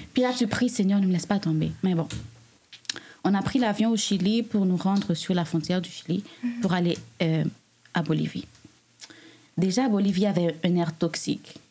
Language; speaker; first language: French; non-native, local second language; Haitian Creole